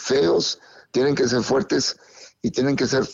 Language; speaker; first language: Spanish; early bilingual, heritage; Spanish